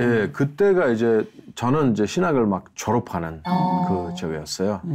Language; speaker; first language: Korean; non-native, fluent; Mongolian